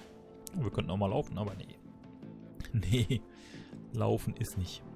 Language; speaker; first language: German; native; German